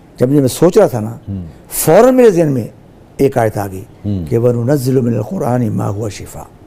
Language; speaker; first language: Urdu; native; Urdu